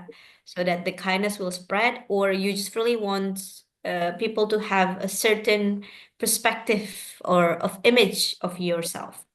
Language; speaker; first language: English; non-native, fluent; Indonesian